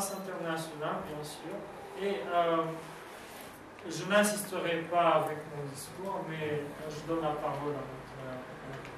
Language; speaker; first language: French; non-native, fluent; Romanian